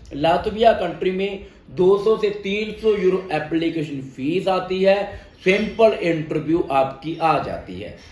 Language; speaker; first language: Hindi; non-native, local second language; Punjabi